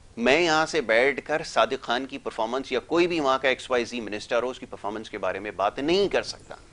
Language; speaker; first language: Urdu; native; Urdu